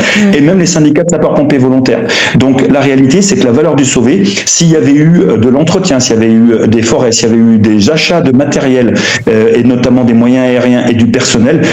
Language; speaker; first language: French; native; French